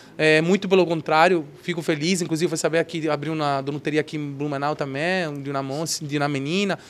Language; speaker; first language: Portuguese; non-native, fluent; Italian